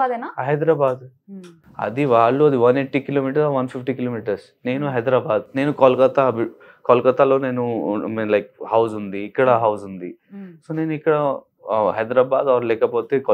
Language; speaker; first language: Telugu; non-native, learner; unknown